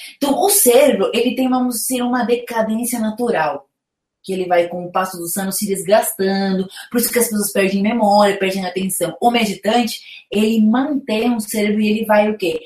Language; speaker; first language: Portuguese; non-native, fluent; Spanish